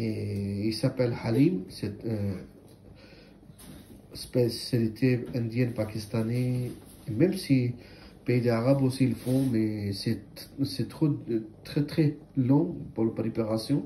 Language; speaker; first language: French; non-native, learner; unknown